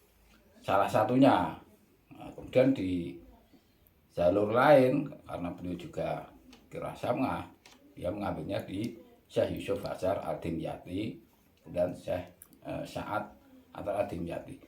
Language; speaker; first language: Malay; non-native, local second language; Javanese